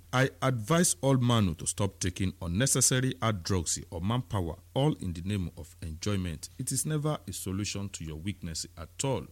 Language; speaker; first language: Nigerian Pidgin; non-native, local second language; Yoruba